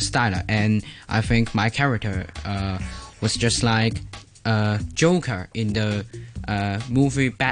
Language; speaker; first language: English; non-native, learner; Cantonese